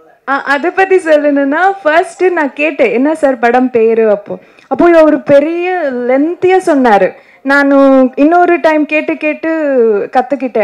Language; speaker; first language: Tamil; non-native, learner; Kannada